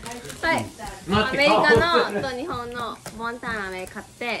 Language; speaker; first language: Japanese; early bilingual, heritage; English